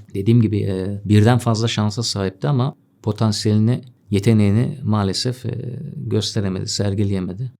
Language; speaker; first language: Turkish; early bilingual, heritage; Turkish